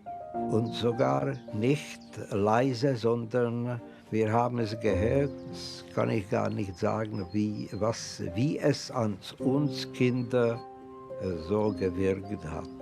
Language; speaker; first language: German; non-native, fluent; Czech